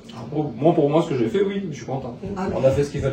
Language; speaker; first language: French; native; French